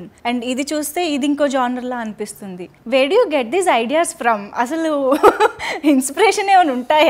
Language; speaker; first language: Telugu; native; Telugu